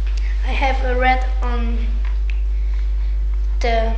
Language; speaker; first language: English; non-native, learner; German